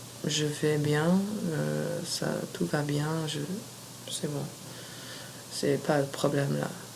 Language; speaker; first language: French; non-native, fluent; English